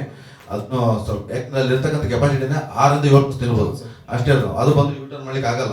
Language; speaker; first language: Kannada; native; Kannada